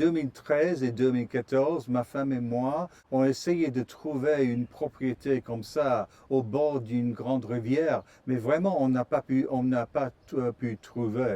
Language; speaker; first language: French; non-native, fluent; English